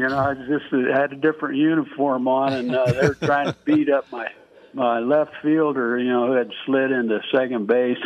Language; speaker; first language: English; native; English